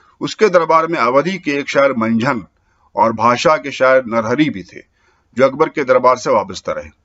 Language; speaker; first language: Urdu; native; Urdu